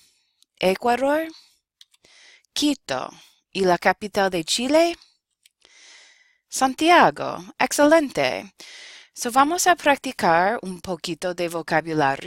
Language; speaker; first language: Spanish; non-native, fluent; English